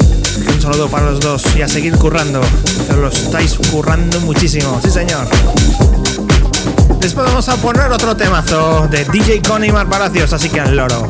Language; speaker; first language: Spanish; native; Spanish